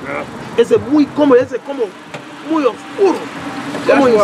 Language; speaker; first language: Spanish; non-native, learner; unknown